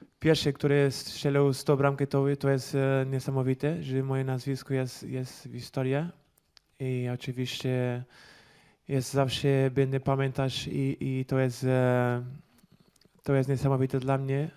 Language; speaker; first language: Polish; non-native, learner; Portuguese